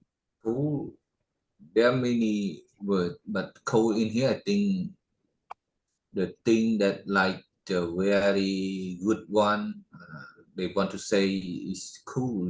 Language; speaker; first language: English; non-native, learner; Khmer